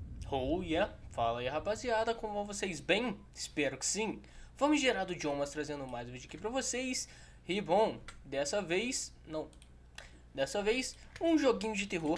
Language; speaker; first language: Portuguese; native; Portuguese